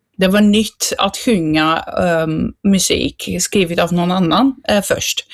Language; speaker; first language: Swedish; non-native, fluent; Dutch